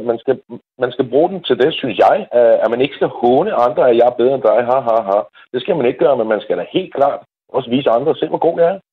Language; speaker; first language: Danish; non-native, fluent; Dutch